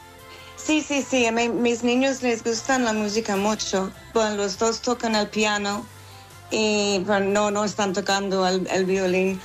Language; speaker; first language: Spanish; non-native, fluent; English